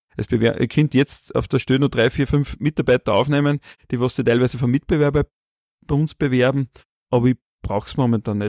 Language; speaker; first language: German; native; German